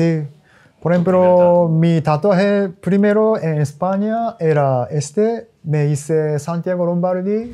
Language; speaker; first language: Spanish; non-native, learner; Japanese